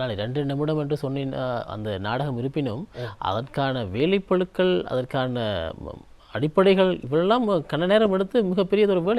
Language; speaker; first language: Tamil; native; Tamil